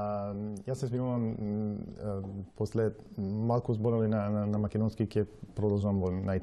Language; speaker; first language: Macedonian; non-native, local second language; Italian